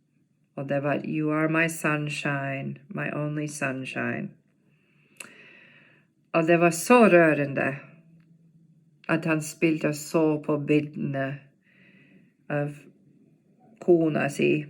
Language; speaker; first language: Norwegian; non-native, fluent; English